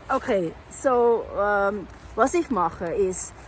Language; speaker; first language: German; non-native, fluent; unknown